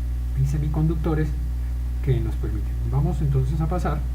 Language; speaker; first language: Spanish; native; Spanish